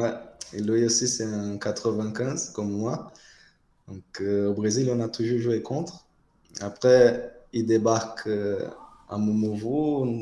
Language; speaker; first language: French; non-native, fluent; Portuguese